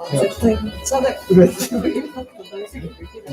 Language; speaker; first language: Japanese; native; Japanese